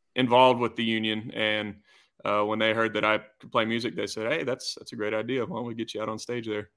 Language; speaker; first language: English; native; English